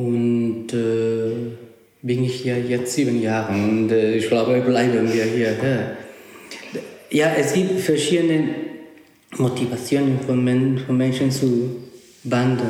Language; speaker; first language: German; non-native, learner; Spanish